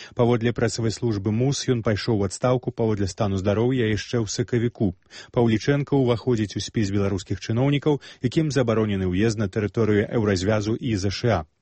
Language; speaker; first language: Belarusian; native; Belarusian